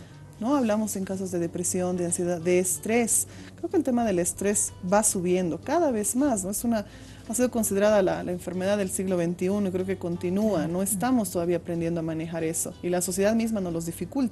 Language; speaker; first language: Spanish; native; Spanish